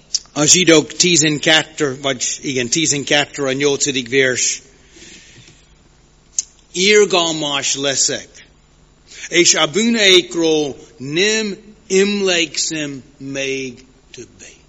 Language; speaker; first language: Hungarian; non-native, fluent; English